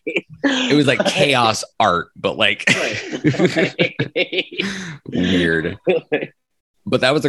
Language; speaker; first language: English; native; English